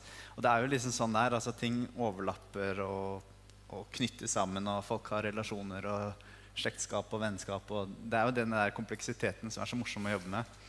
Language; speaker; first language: Norwegian; native; Norwegian